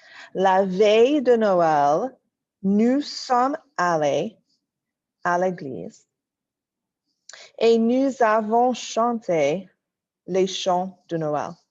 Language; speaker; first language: French; non-native, fluent; English